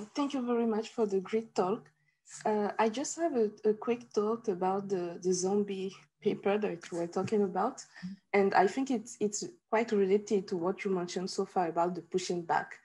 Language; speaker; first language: English; non-native, fluent; Chinese